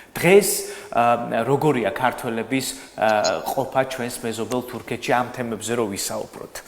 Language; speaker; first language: Georgian; native; Georgian